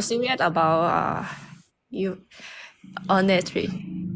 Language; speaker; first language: English; non-native, learner; Thai